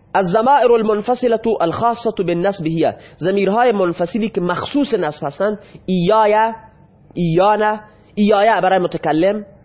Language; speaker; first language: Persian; non-native, local second language; Baluchi